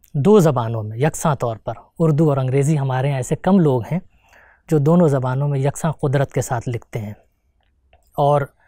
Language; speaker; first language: Hindi; native; Hindi